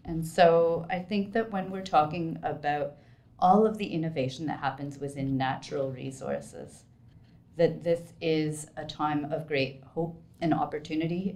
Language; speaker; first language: English; native; English